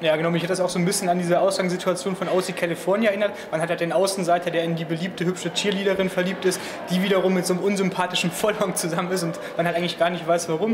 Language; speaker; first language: German; native; German